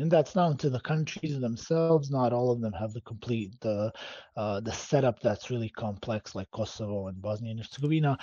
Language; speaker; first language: English; non-native, fluent; Bosnian